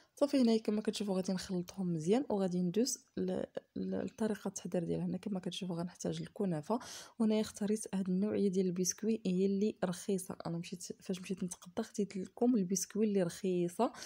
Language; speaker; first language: Arabic; native; Arabic